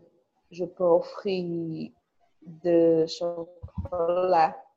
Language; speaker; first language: French; non-native, learner; Portuguese